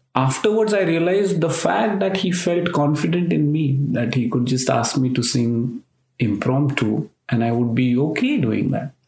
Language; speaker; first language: English; non-native, local second language; Marathi